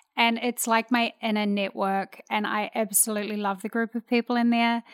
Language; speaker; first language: English; native; English